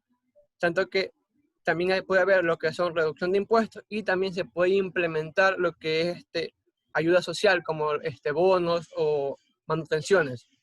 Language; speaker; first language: Spanish; native; Spanish